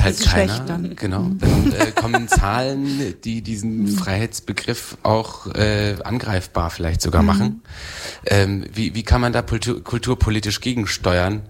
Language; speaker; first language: German; native; German